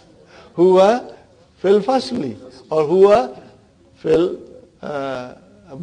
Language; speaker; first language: Arabic; non-native, fluent; English